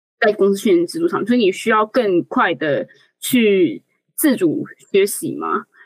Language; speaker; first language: Chinese; native; Chinese